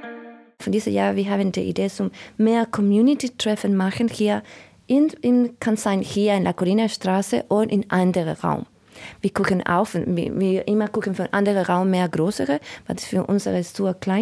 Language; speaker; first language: German; non-native, learner; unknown